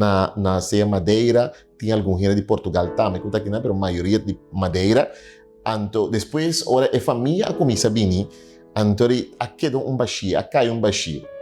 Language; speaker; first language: Portuguese; early bilingual, heritage; Portuguese